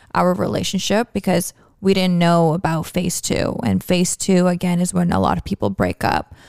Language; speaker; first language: English; native; English